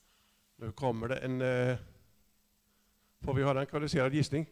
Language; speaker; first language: Swedish; native; Swedish